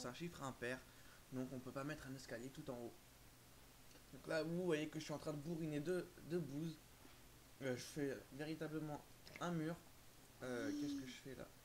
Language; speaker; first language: French; native; French